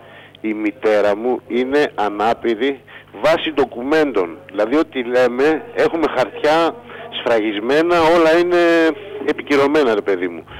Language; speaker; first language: Greek; non-native, fluent; Bulgarian